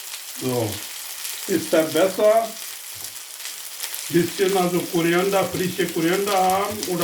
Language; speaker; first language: German; non-native, learner; Urdu